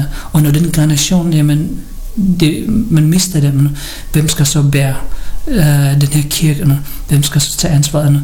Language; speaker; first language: Danish; non-native, fluent; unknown